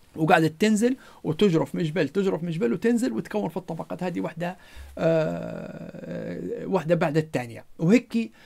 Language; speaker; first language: Arabic; non-native, local second language; Berber languages